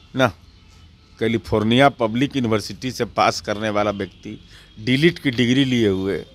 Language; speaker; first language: Hindi; native; Hindi